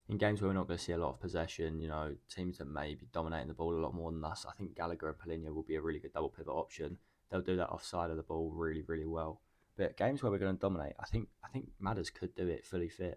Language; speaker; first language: English; native; English